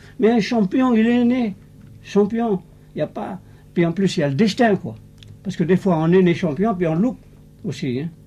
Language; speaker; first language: French; non-native, local second language; Arabic